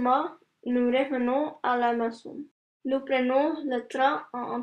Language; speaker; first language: French; non-native, learner; Dutch